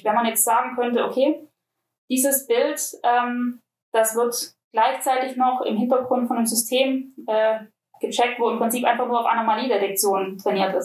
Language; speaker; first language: German; native; German